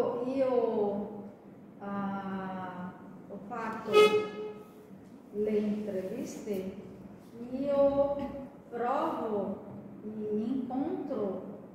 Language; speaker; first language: Italian; non-native, learner; Portuguese